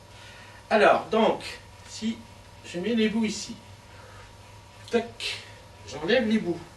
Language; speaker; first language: French; native; French